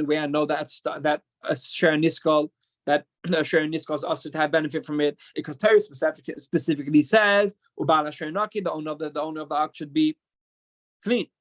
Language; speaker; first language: English; non-native, fluent; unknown